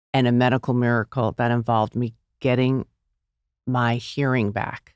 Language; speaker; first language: English; native; English